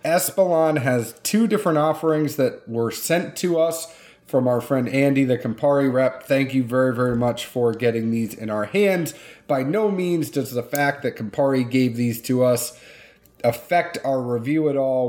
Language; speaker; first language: English; native; English